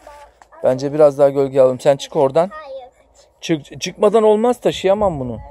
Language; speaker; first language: Turkish; native; Turkish